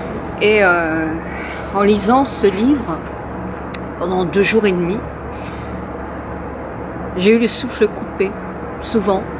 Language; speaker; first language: French; native; French